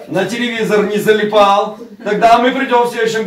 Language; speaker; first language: Russian; native; Russian